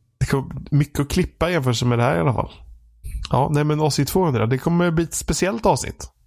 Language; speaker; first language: Swedish; native; Swedish